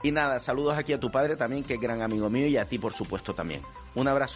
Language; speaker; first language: Spanish; native; Spanish